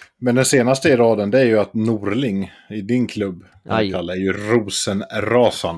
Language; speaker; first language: Swedish; native; Swedish